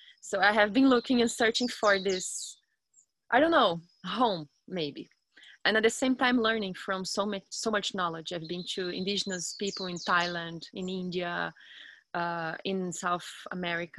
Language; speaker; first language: English; non-native, fluent; Portuguese